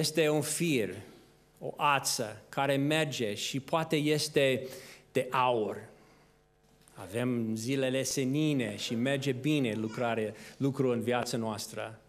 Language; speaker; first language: Romanian; non-native, fluent; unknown